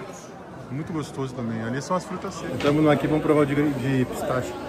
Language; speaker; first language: Portuguese; native; Portuguese